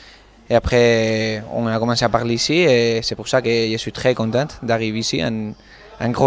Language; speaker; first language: French; non-native, learner; Spanish